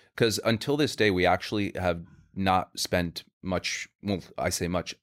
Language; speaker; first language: English; non-native, fluent; Swedish